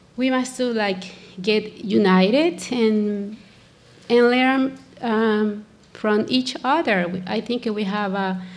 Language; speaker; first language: English; non-native, fluent; Spanish